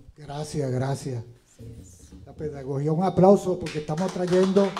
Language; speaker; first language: Spanish; native; Spanish